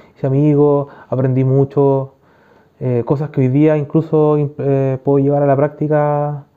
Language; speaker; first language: Spanish; native; Spanish